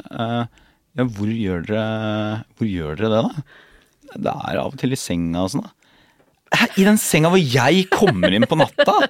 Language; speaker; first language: Norwegian; native; Norwegian